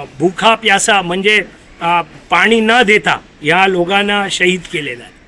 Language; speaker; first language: Marathi; non-native, local second language; Urdu